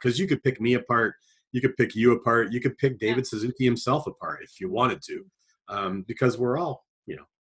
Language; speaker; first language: English; native; English